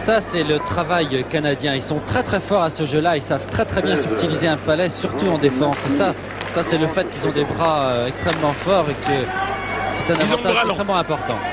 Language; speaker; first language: French; native; French